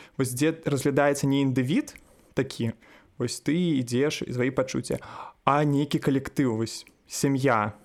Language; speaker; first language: Belarusian; native; Belarusian